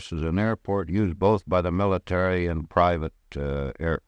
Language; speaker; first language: English; native; English